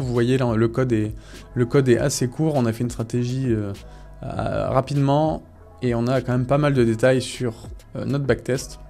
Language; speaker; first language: French; native; French